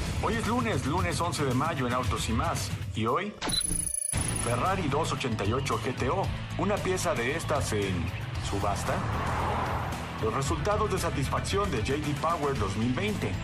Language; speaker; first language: Spanish; native; Spanish